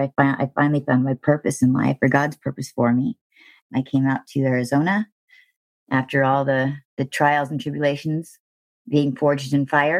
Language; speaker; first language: English; native; English